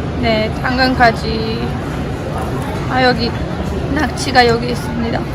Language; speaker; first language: Korean; non-native, fluent; Romanian